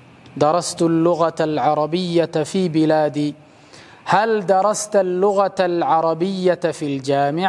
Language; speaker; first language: Arabic; non-native, local second language; Somali